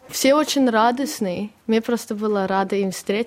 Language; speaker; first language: Russian; early bilingual, heritage; Russian